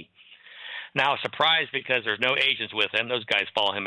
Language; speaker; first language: English; native; English